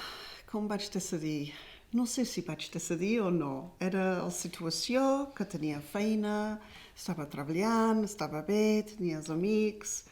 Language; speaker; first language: Catalan; non-native, fluent; English